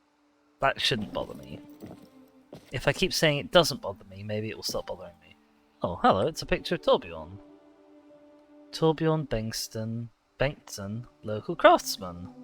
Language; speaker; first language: English; native; English